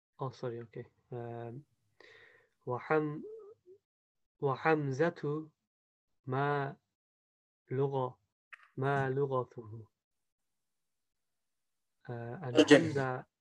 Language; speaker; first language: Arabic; non-native, learner; English